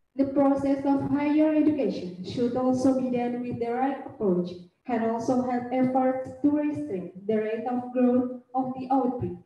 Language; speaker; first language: English; non-native, fluent; Indonesian